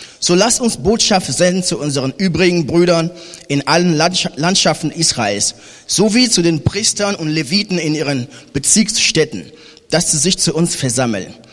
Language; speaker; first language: German; non-native, fluent; French